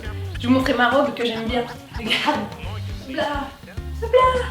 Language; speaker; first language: French; native; French